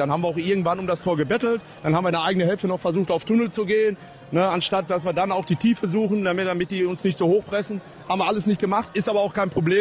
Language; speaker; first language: German; native; German